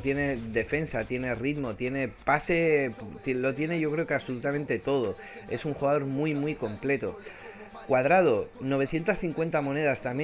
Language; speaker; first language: Spanish; native; Spanish